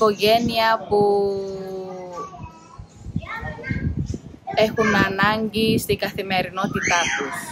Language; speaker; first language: Greek; non-native, fluent; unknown